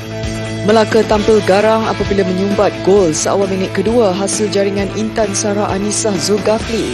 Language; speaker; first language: Malay; native; Malay